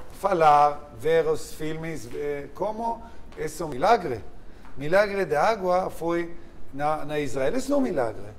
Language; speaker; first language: Portuguese; non-native, learner; Hebrew